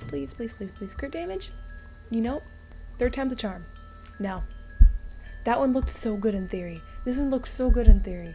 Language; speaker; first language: English; native; English